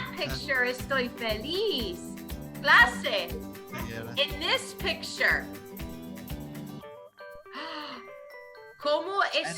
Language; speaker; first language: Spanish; non-native, fluent; English